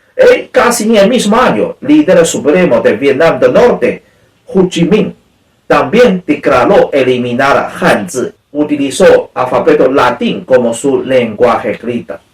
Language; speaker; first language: Spanish; non-native, learner; Chinese